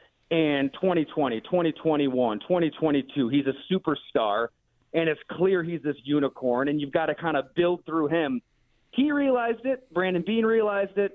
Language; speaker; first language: English; native; English